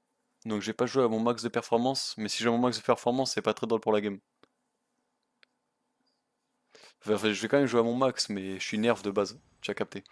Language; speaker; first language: French; native; French